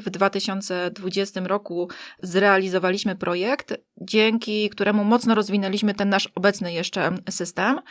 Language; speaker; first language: Polish; native; Polish